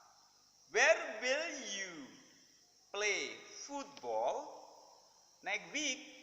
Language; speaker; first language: English; non-native, fluent; Indonesian